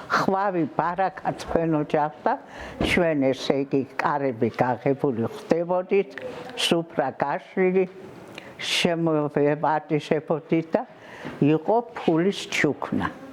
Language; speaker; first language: Georgian; non-native, local second language; Mingrelian